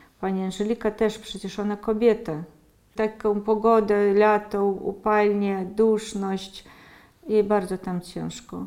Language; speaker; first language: Polish; early bilingual, heritage; Polish